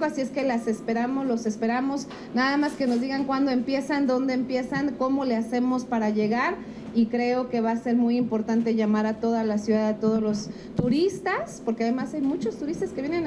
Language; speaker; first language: Spanish; native; Spanish